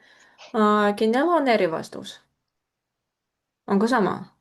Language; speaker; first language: Finnish; non-native, fluent; Russian